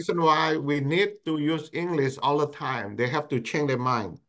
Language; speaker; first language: English; non-native, local second language; Indonesian